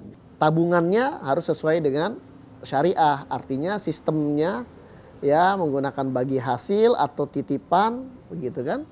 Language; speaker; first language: Indonesian; native; Indonesian